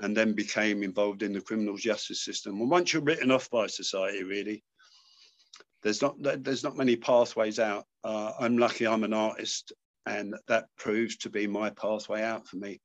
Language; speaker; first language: English; native; English